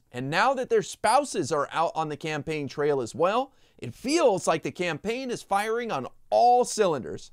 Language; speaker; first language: English; native; English